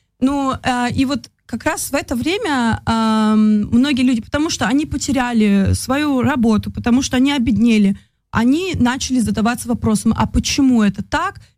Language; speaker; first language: Russian; early bilingual, heritage; Russian